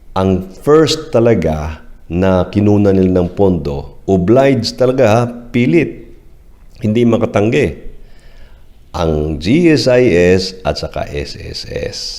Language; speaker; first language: Filipino; non-native, local second language; Cebuano